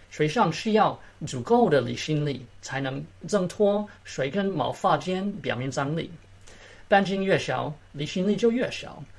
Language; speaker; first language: Chinese; early bilingual, heritage; Chinese